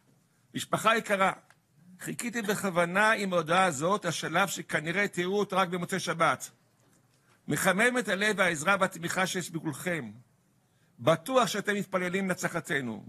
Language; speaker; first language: Hebrew; native; Hebrew